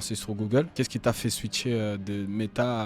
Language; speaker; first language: French; native; French